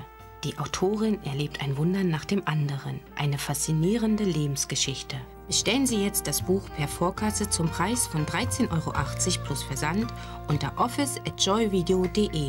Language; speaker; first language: German; native; German